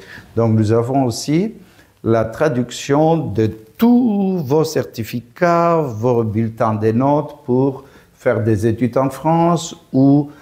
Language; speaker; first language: French; non-native, fluent; Greek